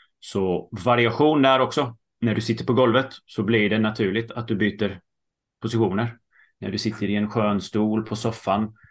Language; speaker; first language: Swedish; early bilingual, heritage; Swedish